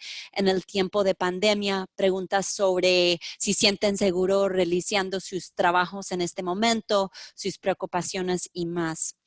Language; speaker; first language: Spanish; early bilingual, heritage; Spanish